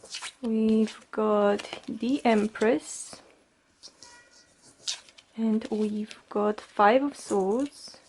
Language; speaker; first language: English; non-native, fluent; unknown